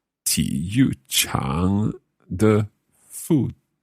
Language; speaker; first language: Chinese; non-native, learner; English